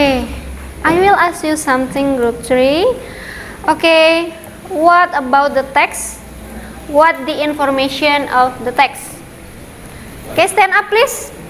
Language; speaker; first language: English; non-native, learner; Indonesian